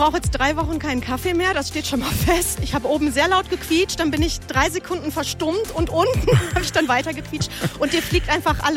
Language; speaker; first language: German; native; German